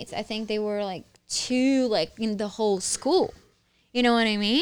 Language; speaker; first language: English; non-native, fluent; Portuguese